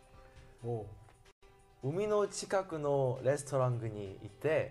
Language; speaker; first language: Japanese; non-native, learner; Korean